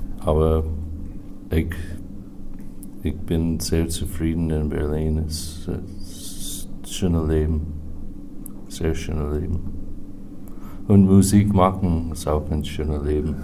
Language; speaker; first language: German; non-native, fluent; English